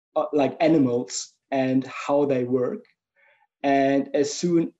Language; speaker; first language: English; non-native, fluent; German